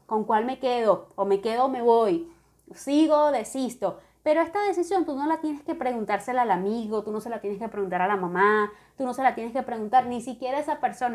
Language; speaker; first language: Spanish; native; Spanish